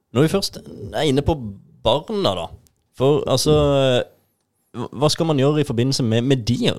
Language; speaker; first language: Norwegian; native; Norwegian